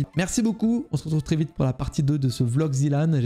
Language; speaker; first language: French; native; French